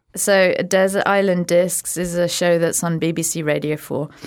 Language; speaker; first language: English; native; English